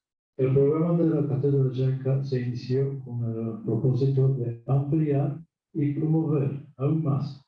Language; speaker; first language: Spanish; non-native, fluent; Japanese